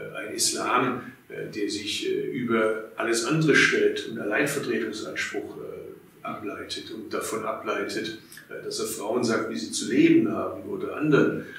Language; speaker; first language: German; early bilingual, other home language; Turkish